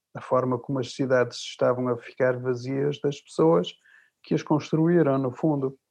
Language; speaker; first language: Portuguese; early bilingual, other home language; English